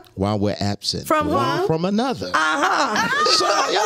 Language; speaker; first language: English; native; English